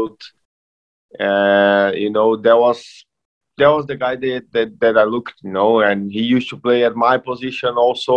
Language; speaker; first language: English; non-native, fluent; Portuguese